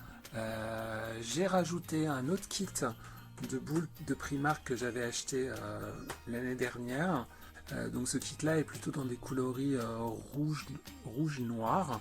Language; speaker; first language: French; native; French